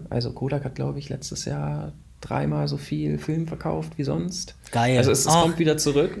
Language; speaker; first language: German; native; German